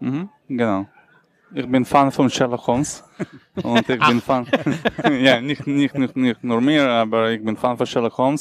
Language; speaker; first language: German; non-native, learner; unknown